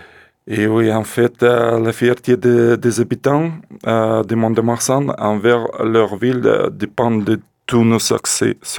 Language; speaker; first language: French; non-native, learner; Russian